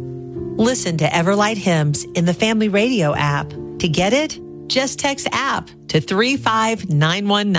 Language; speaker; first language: English; native; English